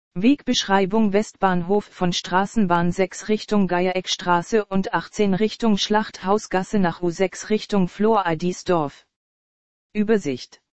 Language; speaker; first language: German; native; German